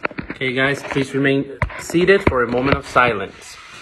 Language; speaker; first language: English; native; English